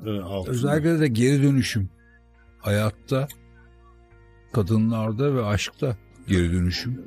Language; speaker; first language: Turkish; native; Turkish